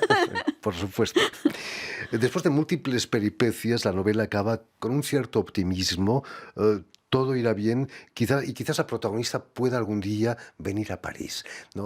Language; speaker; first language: Spanish; native; Spanish